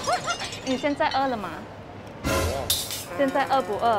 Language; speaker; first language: Chinese; non-native, fluent; Thai